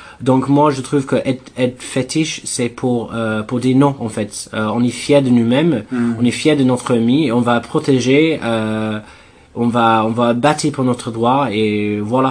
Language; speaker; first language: French; non-native, learner; English